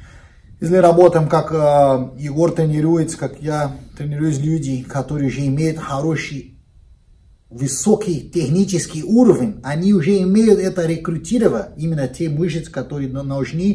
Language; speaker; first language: Russian; non-native, learner; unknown